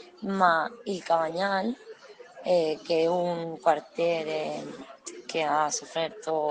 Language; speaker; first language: Italian; non-native, learner; Spanish